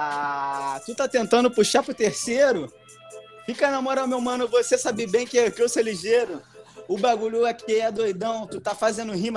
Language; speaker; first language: Portuguese; native; Portuguese